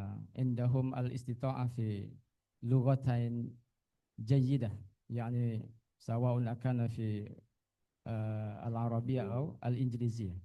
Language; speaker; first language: Arabic; non-native, learner; Indonesian